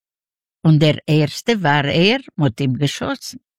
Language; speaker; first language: German; non-native, learner; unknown